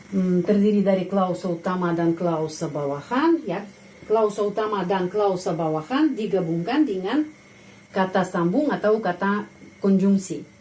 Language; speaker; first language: Indonesian; non-native, fluent; Russian